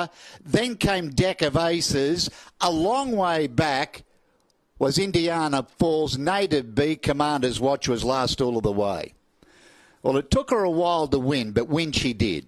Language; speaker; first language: English; native; English